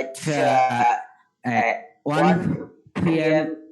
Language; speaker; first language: English; non-native, learner; Bangla